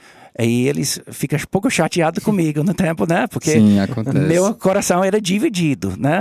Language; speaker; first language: Portuguese; non-native, learner; English